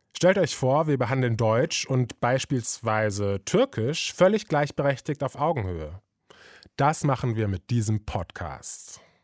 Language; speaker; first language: German; native; German